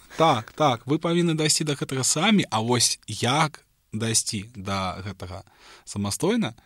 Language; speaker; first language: Belarusian; non-native, local second language; Russian